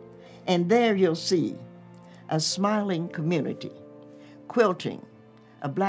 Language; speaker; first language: English; native; English